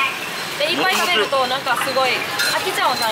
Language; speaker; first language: Japanese; non-native, fluent; Vietnamese